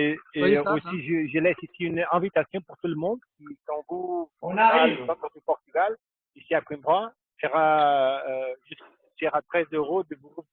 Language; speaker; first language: French; non-native, fluent; Portuguese